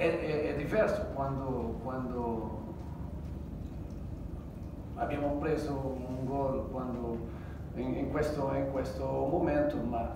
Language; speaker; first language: Italian; non-native, fluent; Portuguese